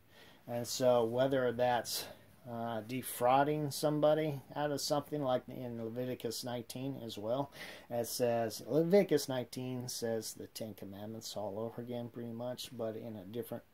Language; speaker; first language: English; native; English